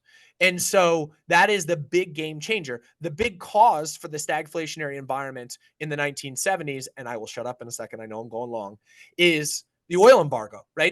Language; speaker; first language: English; native; English